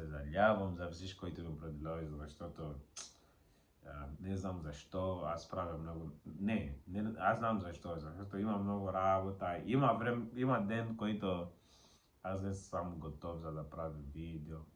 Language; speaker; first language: Bulgarian; non-native, learner; Portuguese